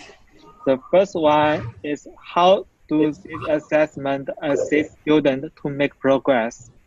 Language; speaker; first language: English; non-native, fluent; Chinese